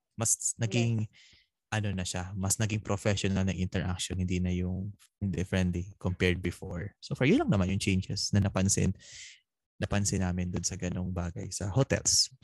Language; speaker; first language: Filipino; non-native, local second language; Bikol